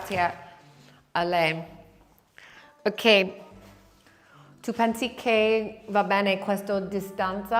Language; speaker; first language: Italian; non-native, learner; English